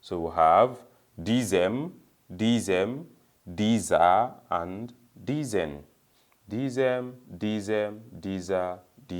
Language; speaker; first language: German; non-native, fluent; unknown